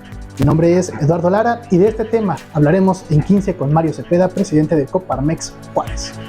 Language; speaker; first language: Spanish; native; Spanish